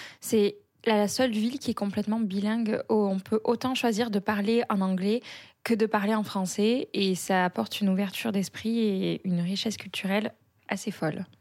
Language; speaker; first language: French; native; French